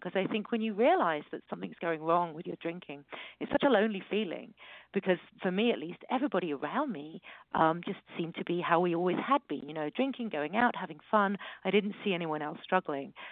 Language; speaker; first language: English; native; English